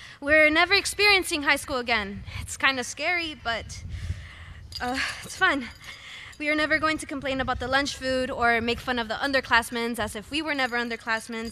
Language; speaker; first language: English; early bilingual, other home language; Spanish